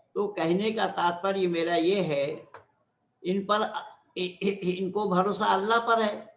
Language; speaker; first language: Hindi; non-native, local second language; Bangla